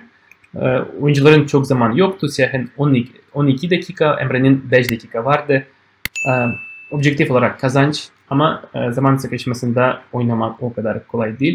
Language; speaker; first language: Turkish; non-native, fluent; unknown